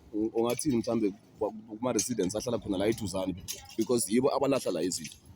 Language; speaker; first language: Zulu; native; Zulu